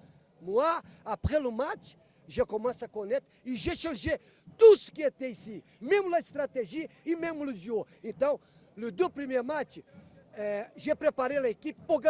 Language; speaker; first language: French; non-native, fluent; Portuguese